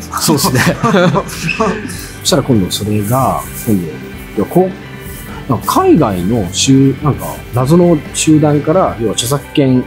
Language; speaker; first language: Japanese; native; Japanese